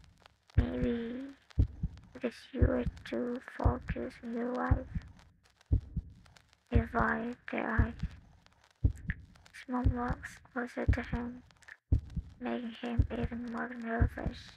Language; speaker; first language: English; non-native, learner; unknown